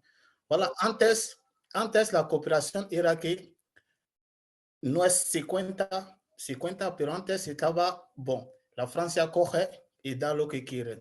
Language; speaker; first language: Spanish; non-native, learner; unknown